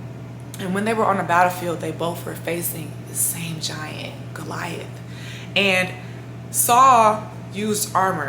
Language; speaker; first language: English; native; English